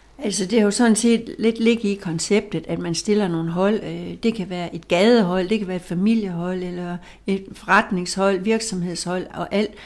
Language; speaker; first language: Danish; native; Danish